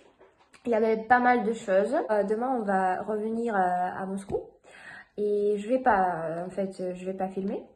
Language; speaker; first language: French; non-native, fluent; Russian